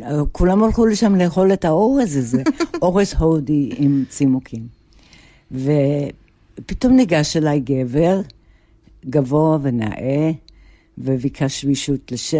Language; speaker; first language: Hebrew; non-native, fluent; English